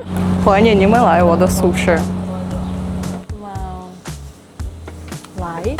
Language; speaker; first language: Chinese; non-native, fluent; Russian